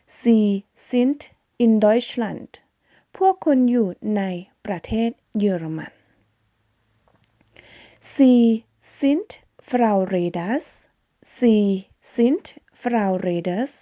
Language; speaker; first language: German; non-native, fluent; Thai